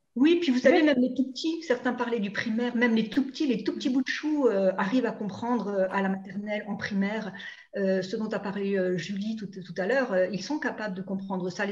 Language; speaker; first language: French; native; French